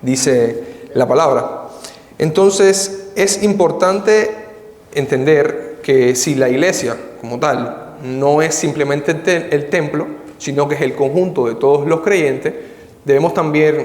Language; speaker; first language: Spanish; native; Spanish